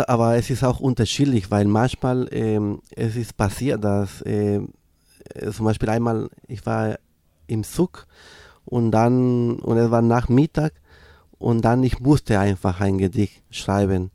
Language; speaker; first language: German; non-native, fluent; Spanish